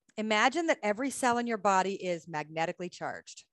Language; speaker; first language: English; native; English